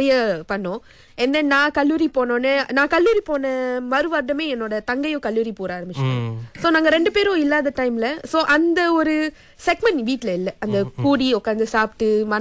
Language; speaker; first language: Tamil; early bilingual, heritage; Tamil